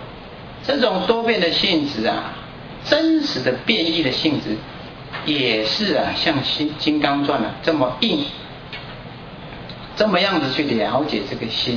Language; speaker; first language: Chinese; native; Chinese